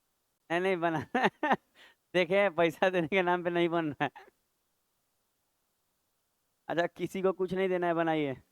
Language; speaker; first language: Hindi; native; Hindi